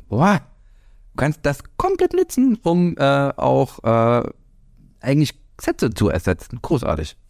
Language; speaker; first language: German; native; German